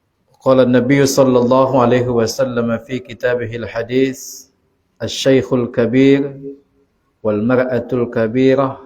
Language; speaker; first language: Arabic; non-native, fluent; Indonesian